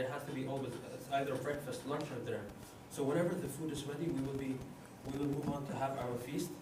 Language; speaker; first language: English; non-native, fluent; Arabic